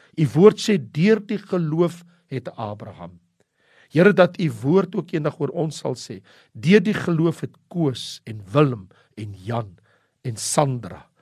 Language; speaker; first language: Afrikaans; native; Afrikaans